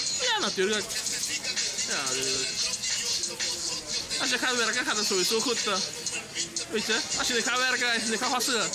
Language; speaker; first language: Dutch; non-native, local second language; Sranan Tongo